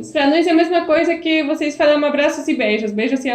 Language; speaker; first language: Portuguese; non-native, fluent; Polish